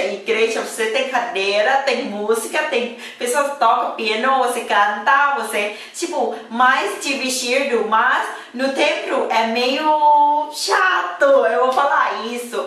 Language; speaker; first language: Portuguese; non-native, fluent; Thai